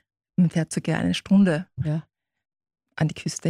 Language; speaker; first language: German; early bilingual, other home language; Turkish